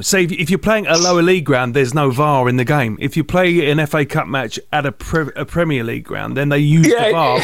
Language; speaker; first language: English; native; English